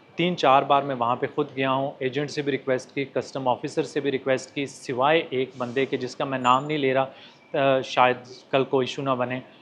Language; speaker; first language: Urdu; non-native, local second language; Punjabi